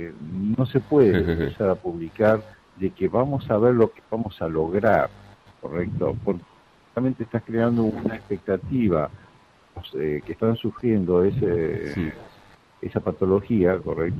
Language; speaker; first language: Spanish; native; Spanish